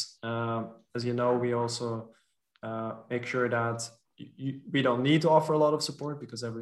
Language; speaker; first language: English; non-native, fluent; Dutch